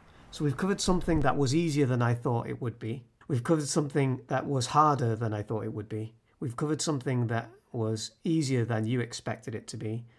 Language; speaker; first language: English; native; English